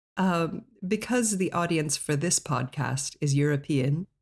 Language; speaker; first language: English; native; English